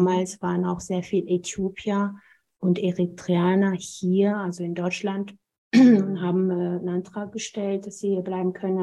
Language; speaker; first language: German; non-native, fluent; Amharic